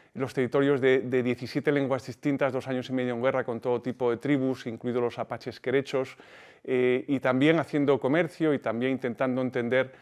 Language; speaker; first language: Spanish; native; Spanish